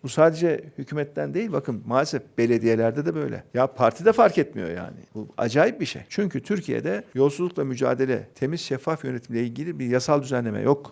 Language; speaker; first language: Turkish; native; Turkish